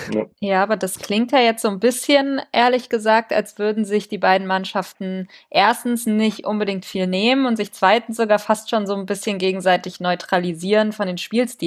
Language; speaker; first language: German; native; German